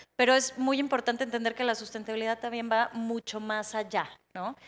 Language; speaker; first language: Spanish; native; Spanish